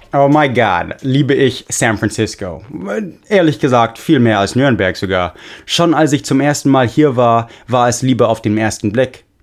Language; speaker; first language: German; non-native, fluent; English